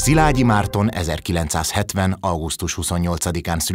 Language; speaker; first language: Hungarian; native; Hungarian